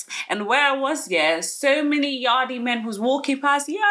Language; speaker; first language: English; native; English